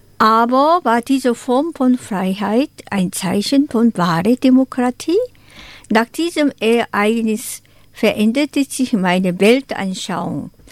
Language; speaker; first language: German; non-native, fluent; Korean